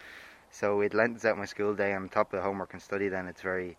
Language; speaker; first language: English; native; English